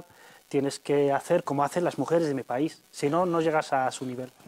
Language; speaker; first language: Spanish; native; Spanish